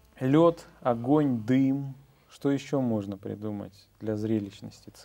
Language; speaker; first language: Russian; native; Russian